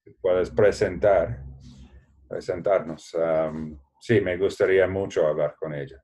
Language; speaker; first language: Spanish; non-native, learner; English